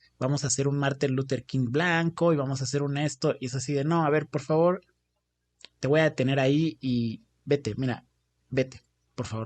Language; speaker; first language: Spanish; native; Spanish